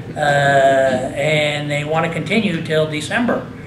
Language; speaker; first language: English; native; English